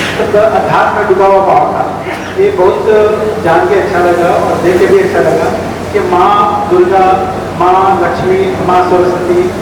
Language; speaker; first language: Hindi; non-native, local second language; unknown